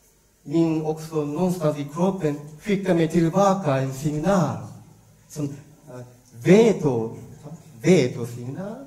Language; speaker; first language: Swedish; non-native, learner; Japanese